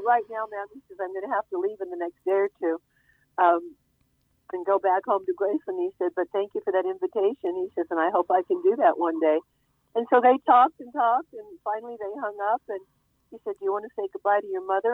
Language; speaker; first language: English; native; English